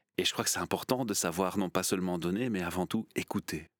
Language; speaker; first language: French; native; French